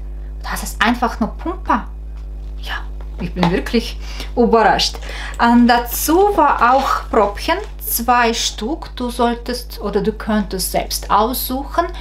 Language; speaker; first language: German; non-native, fluent; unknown